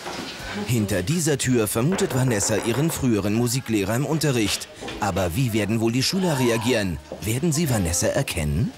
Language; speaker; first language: German; native; German